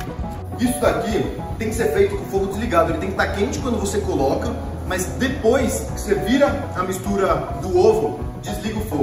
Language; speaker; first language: Portuguese; native; Portuguese